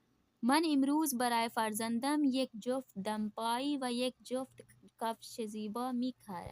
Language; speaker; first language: Persian; non-native, fluent; Urdu